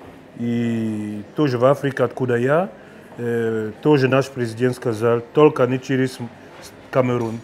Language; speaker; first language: Russian; non-native, fluent; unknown